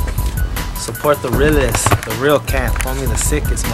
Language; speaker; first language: English; native; English